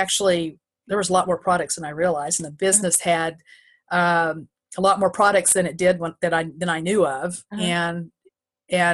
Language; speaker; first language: English; native; English